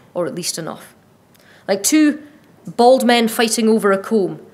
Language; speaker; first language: English; native; English